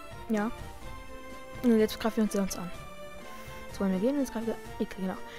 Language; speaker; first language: German; native; German